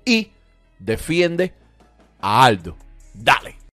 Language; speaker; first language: Spanish; native; Spanish